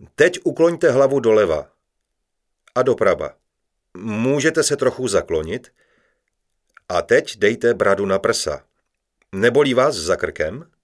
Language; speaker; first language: Czech; non-native, learner; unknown